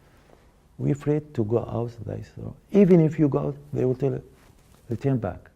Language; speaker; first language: English; non-native, learner; Arabic